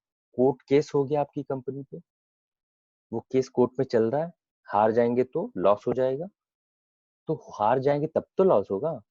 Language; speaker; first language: Hindi; native; Hindi